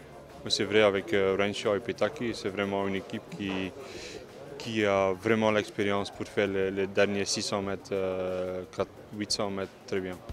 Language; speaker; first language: French; non-native, local second language; Dutch